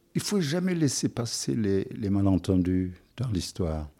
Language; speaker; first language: French; non-native, local second language; Wolof